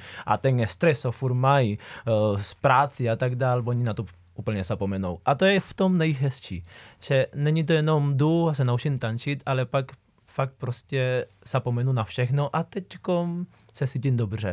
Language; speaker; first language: Czech; non-native, fluent; Spanish